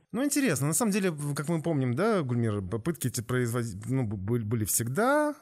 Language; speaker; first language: Russian; native; Russian